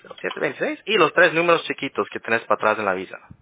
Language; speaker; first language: Spanish; early bilingual, heritage; English